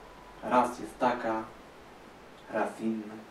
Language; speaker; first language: Polish; non-native, fluent; Spanish